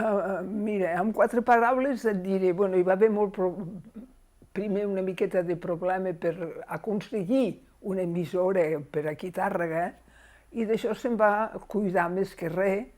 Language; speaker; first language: Catalan; native; Catalan